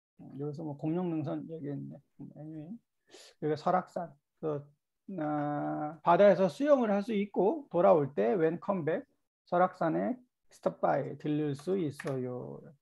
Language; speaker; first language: Korean; native; Korean